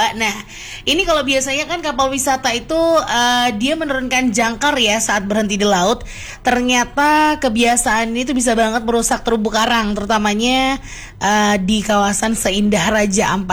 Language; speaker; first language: Indonesian; native; Indonesian